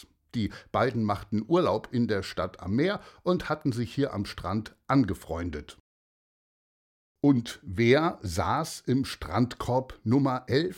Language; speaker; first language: German; native; German